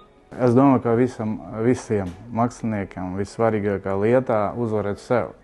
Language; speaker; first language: Latvian; non-native, local second language; Russian